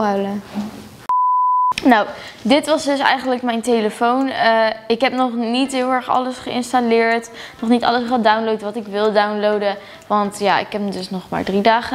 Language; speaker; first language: Dutch; native; Dutch